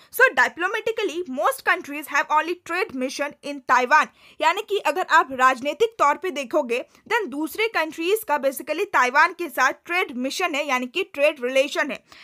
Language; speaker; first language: Hindi; native; Hindi